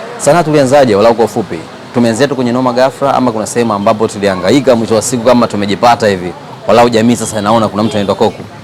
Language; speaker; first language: Swahili; native; Swahili